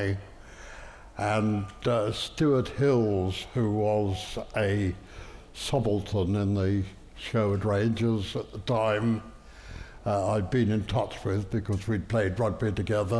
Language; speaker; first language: English; native; English